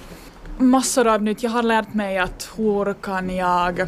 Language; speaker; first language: Swedish; non-native, local second language; Finnish